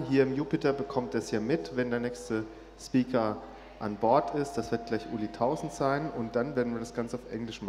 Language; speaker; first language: German; native; German